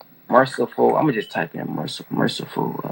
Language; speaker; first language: English; native; English